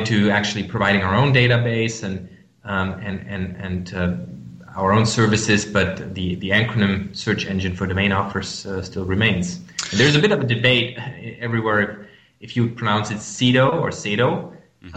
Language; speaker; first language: English; non-native, fluent; German